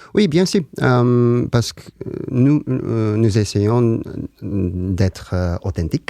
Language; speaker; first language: French; non-native, learner; Japanese